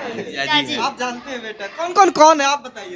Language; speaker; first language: Hindi; native; Hindi